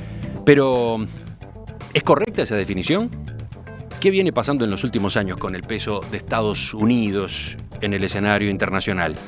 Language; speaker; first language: Spanish; native; Spanish